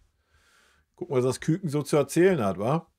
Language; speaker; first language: German; native; German